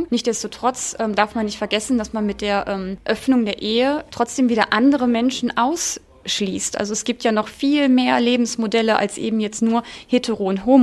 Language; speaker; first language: German; native; German